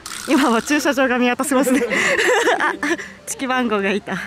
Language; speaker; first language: Japanese; native; Japanese